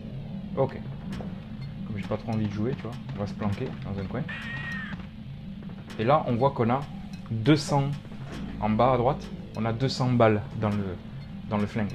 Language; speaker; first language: French; native; French